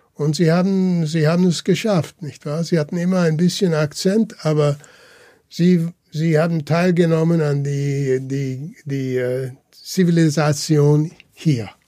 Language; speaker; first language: German; early bilingual, heritage; German